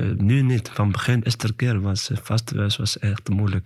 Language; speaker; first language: Dutch; non-native, learner; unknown